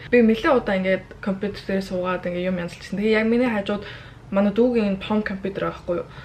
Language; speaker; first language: Mongolian; early bilingual, heritage; Mongolian